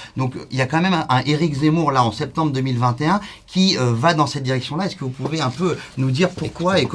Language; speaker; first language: French; native; French